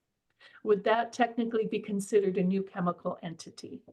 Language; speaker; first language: English; native; English